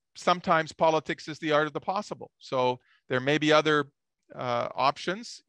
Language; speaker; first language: English; native; English